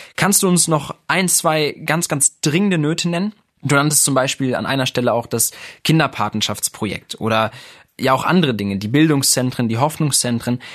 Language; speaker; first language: German; native; German